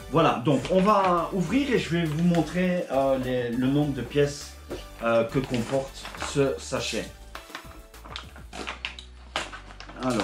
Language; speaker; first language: French; native; French